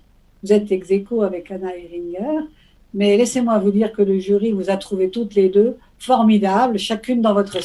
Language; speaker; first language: French; native; French